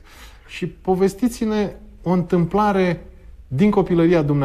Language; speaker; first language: Romanian; native; Romanian